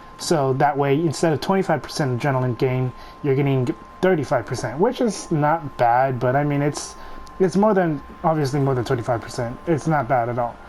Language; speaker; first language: English; native; English